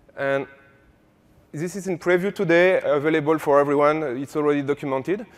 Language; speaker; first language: English; non-native, fluent; French